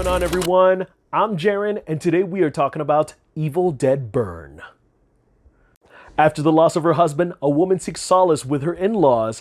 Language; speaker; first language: English; native; English